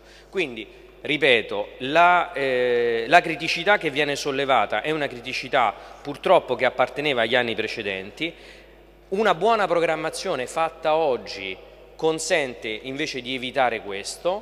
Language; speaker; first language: Italian; native; Italian